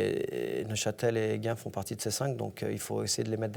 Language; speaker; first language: French; native; French